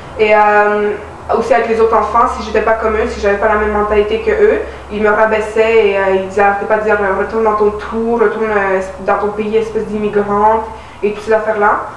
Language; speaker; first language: French; early bilingual, other home language; Romanian